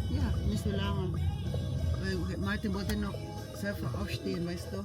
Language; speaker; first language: German; non-native, learner; Filipino